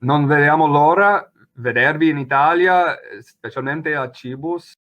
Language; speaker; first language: Italian; non-native, fluent; English